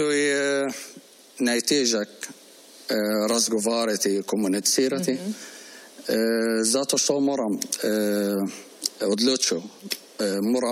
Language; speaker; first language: Croatian; non-native, learner; Arabic